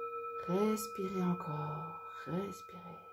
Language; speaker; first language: French; native; French